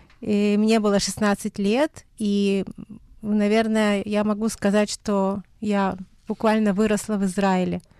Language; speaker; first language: Russian; native; Russian